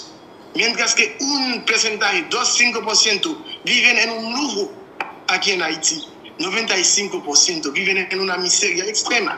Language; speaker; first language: Spanish; non-native, fluent; Haitian Creole